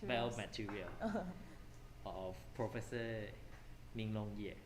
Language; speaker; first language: English; non-native, fluent; Thai